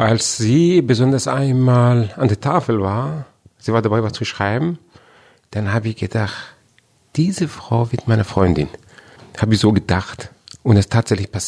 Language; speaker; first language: German; non-native, fluent; Persian